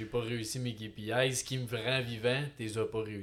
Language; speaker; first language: French; native; French